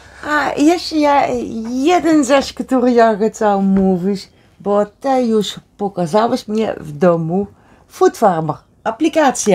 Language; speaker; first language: Polish; non-native, learner; Dutch